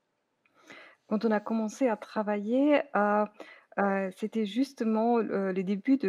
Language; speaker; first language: French; non-native, fluent; German